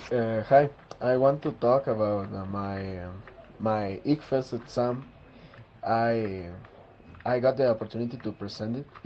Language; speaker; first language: English; non-native, learner; Spanish